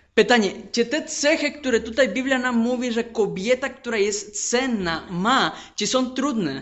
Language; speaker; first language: Polish; non-native, fluent; Spanish